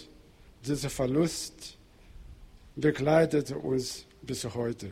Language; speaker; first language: German; non-native, fluent; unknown